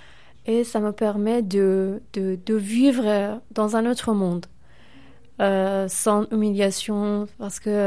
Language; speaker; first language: French; non-native, fluent; Persian